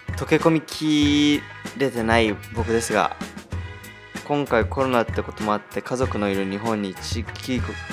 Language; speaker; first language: Japanese; early bilingual, heritage; Japanese